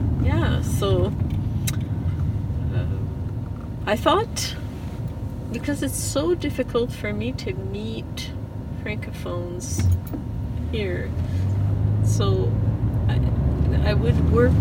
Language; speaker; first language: English; non-native, fluent; French